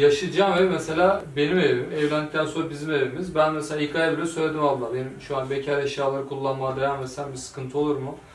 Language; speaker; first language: Turkish; native; Turkish